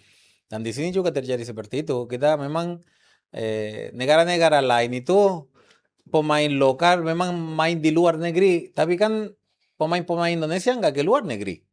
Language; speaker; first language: Indonesian; non-native, fluent; Spanish